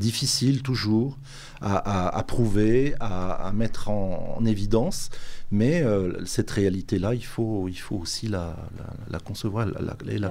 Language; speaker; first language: French; native; French